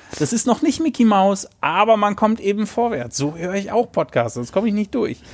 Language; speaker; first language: German; native; German